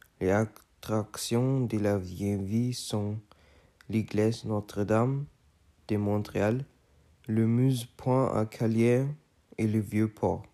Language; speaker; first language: French; non-native, learner; German